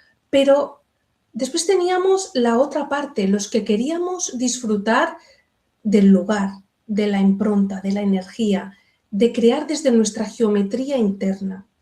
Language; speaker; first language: Spanish; native; Spanish